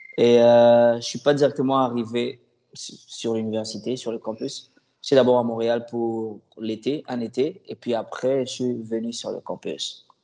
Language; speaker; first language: French; non-native, local second language; Lingala